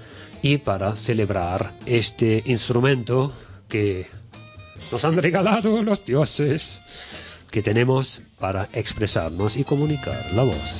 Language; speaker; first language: Spanish; non-native, fluent; German